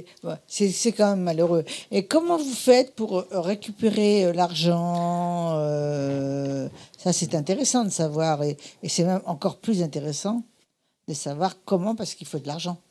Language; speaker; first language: French; native; French